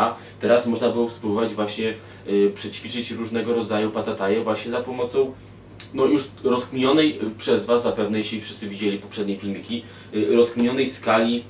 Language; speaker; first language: Polish; native; Polish